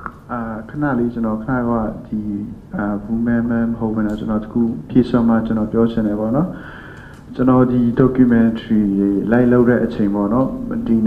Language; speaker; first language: Burmese; non-native, local second language; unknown